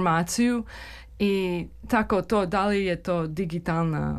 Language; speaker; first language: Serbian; early bilingual, heritage; Serbian